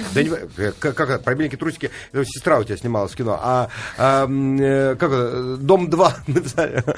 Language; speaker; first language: Russian; native; Russian